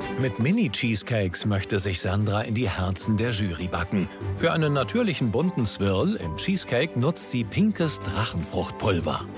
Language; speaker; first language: German; native; German